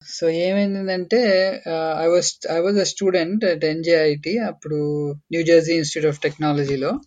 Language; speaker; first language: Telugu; native; Telugu